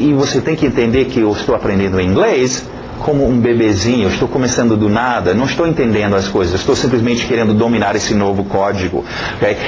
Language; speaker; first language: Portuguese; non-native, fluent; English